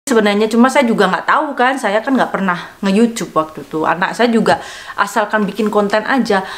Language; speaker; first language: Indonesian; native; Indonesian